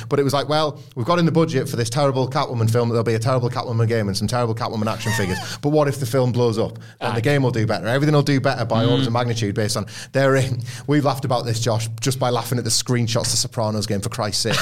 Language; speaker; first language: English; native; English